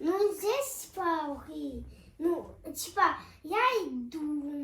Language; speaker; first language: Russian; early bilingual, other home language; Tajik